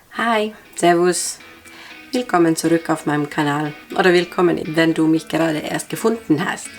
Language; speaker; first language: German; non-native, fluent; Finnish